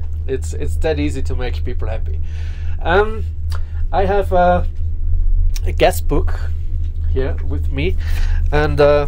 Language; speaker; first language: English; non-native, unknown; German